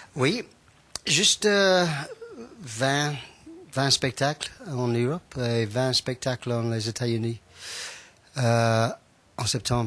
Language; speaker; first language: French; non-native, learner; English